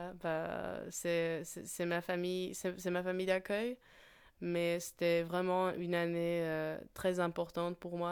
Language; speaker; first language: French; non-native, fluent; Polish